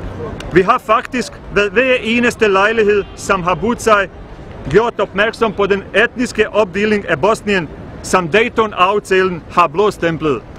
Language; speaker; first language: Danish; non-native, fluent; Bosnian